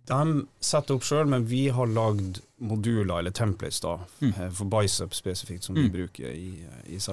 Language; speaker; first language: Norwegian; native; Norwegian